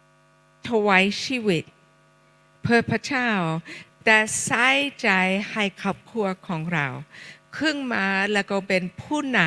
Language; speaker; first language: Thai; non-native, fluent; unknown